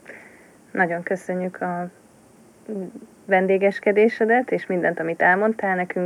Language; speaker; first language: Hungarian; native; Hungarian